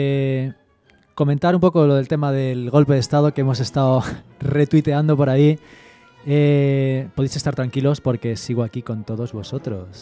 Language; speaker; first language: Spanish; native; Spanish